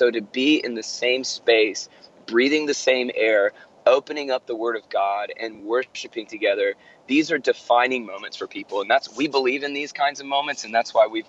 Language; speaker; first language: English; native; English